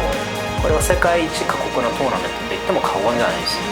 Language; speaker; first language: Japanese; native; Japanese